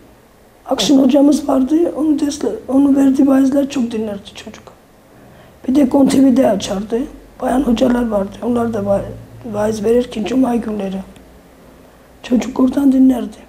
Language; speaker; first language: Turkish; non-native, fluent; Armenian